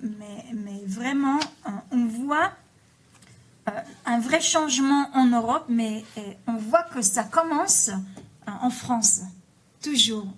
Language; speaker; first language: French; early bilingual, heritage; Hebrew